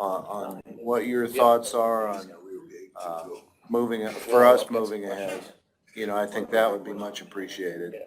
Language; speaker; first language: English; native; English